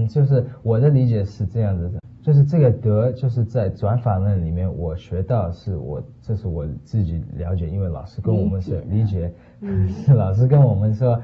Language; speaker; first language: Chinese; early bilingual, heritage; Chinese